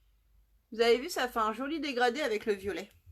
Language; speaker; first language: French; native; French